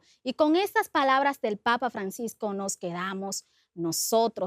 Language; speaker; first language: Spanish; native; Spanish